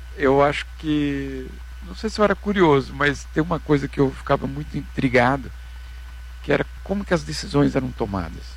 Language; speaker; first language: Portuguese; native; Portuguese